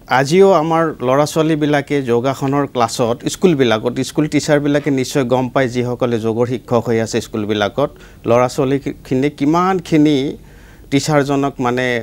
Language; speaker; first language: Assamese; native; Assamese